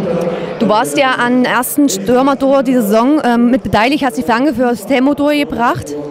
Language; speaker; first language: German; native; German